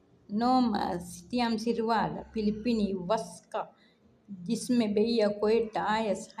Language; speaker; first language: Arabic; non-native, learner; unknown